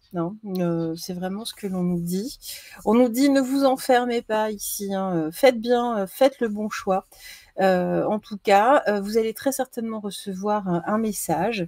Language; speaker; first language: French; native; French